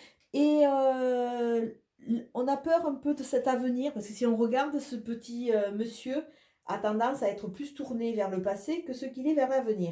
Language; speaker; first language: French; native; French